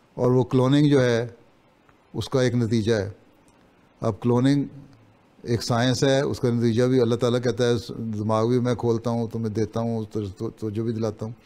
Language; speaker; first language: Urdu; native; Urdu